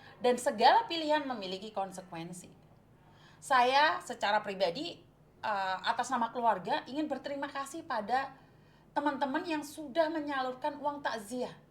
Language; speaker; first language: Indonesian; non-native, local second language; Javanese